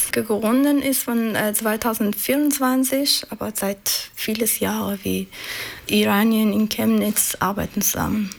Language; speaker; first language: German; non-native, learner; Persian